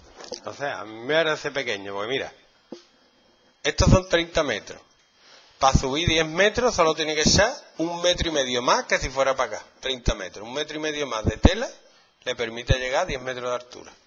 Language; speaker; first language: Spanish; native; Spanish